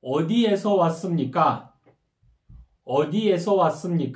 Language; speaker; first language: Korean; non-native, fluent; Kyrgyz